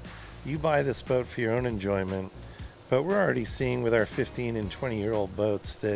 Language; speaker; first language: English; native; English